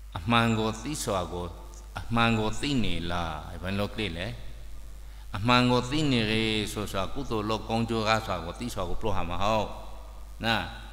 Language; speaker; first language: Burmese; native; Burmese